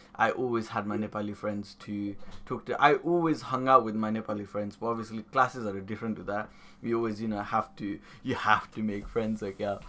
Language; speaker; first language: English; early bilingual, other home language; Nepali